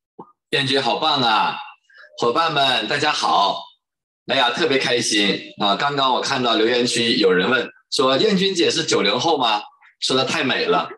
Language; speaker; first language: Chinese; native; Chinese